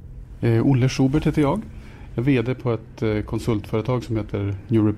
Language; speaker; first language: Swedish; native; Swedish